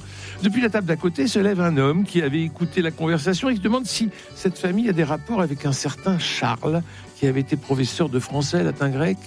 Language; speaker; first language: French; native; French